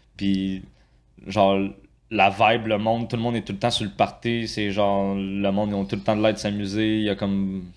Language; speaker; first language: French; native; French